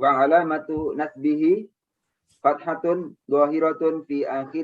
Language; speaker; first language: Arabic; non-native, learner; Indonesian